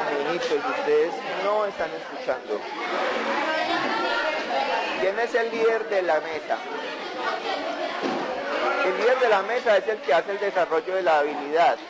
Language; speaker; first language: Spanish; native; Spanish